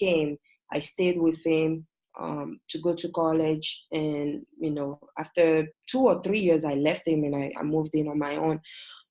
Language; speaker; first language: English; non-native, fluent; French